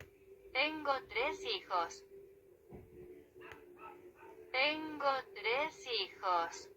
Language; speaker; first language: Spanish; non-native, learner; Haitian Creole